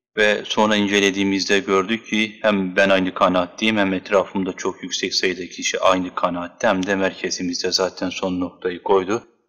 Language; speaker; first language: Turkish; native; Turkish